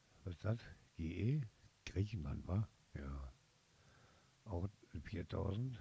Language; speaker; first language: German; native; German